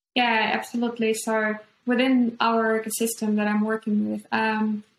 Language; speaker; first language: English; non-native, fluent; Ukrainian